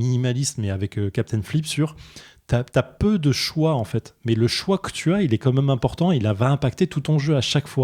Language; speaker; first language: French; native; French